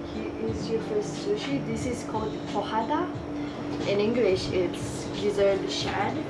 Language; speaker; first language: English; non-native, fluent; Japanese